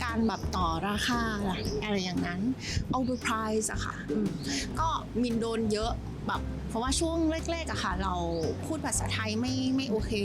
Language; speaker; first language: Thai; non-native, fluent; Vietnamese